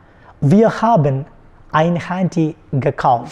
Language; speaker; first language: German; non-native, fluent; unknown